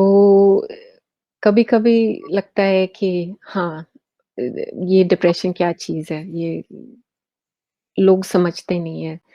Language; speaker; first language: Hindi; early bilingual, heritage; Hindi